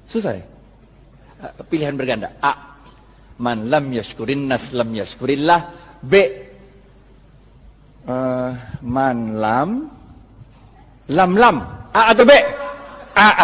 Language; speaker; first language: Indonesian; native; Indonesian